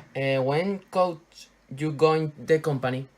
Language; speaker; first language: English; non-native, learner; Spanish